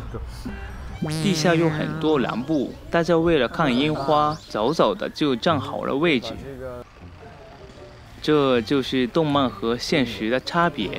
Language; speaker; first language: Chinese; native; Chinese